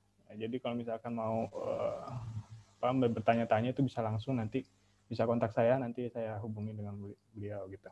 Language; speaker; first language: Indonesian; native; Indonesian